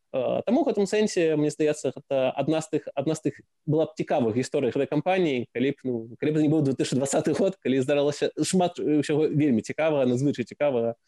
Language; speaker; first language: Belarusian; native; Belarusian